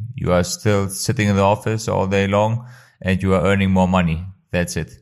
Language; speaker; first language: English; non-native, fluent; Albanian